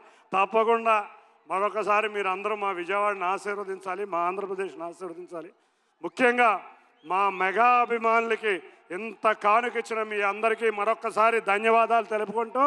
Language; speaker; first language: Telugu; native; Telugu